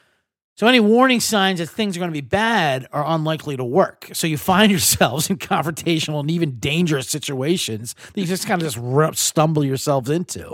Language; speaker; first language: English; native; English